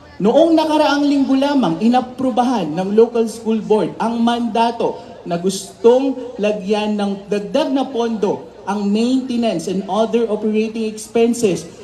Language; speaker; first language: Filipino; native; Filipino